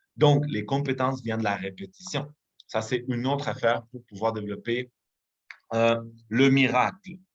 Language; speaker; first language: French; non-native, fluent; Spanish